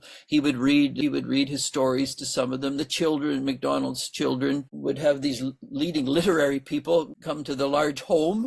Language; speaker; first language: English; native; English